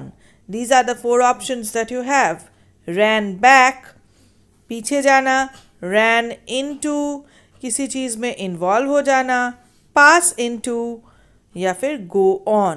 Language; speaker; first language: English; non-native, local second language; Hindi